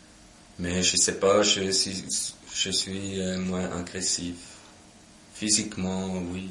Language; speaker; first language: French; non-native, local second language; German